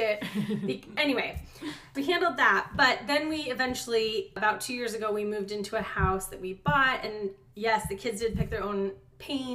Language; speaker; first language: English; native; English